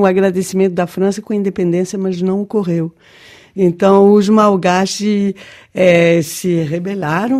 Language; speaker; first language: Portuguese; non-native, fluent; French